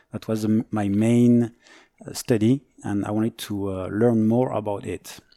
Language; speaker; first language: English; non-native, fluent; French